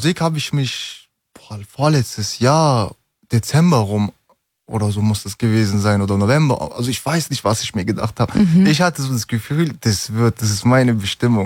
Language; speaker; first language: German; early bilingual, other home language; Turkish